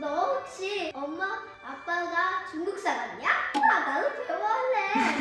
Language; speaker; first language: Korean; early bilingual, heritage; Korean